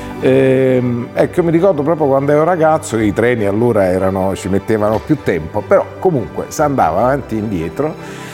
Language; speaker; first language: Italian; native; Italian